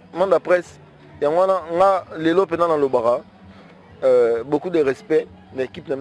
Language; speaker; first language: French; non-native, local second language; Lingala